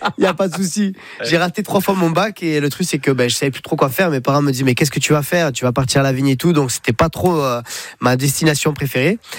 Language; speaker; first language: French; native; French